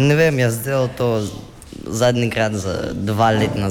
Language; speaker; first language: Slovenian; non-native, learner; Russian